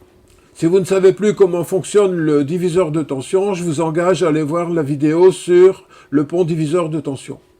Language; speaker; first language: French; native; French